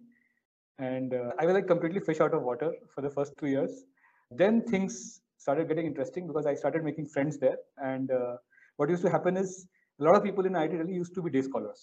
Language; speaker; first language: English; non-native, local second language; Hindi